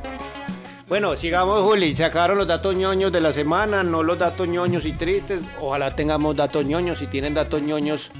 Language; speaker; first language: Spanish; native; Spanish